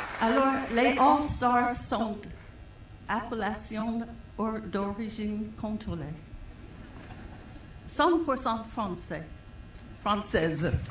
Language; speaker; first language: French; non-native, fluent; English